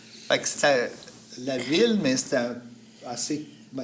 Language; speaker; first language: French; native; French